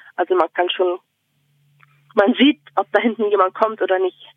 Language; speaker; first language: German; native; German